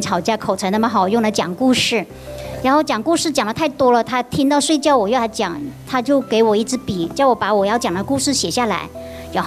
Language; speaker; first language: Chinese; non-native, local second language; Hakka Chinese